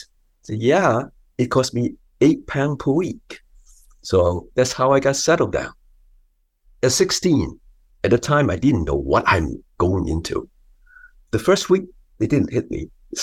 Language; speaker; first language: English; non-native, local second language; Cantonese